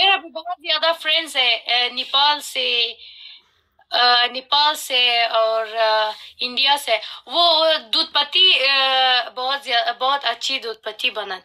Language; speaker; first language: Hindi; non-native, fluent; Pashto